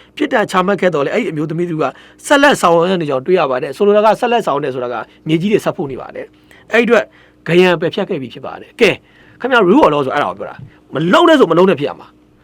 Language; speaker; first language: Burmese; native; Burmese